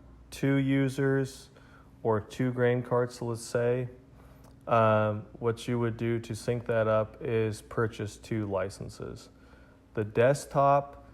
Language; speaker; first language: English; native; English